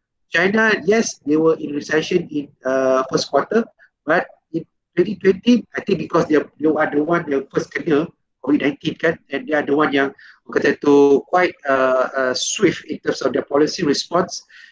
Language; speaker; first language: English; non-native, local second language; Malay